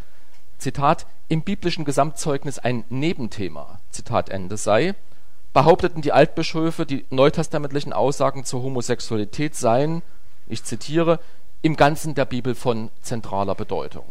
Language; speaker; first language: German; native; German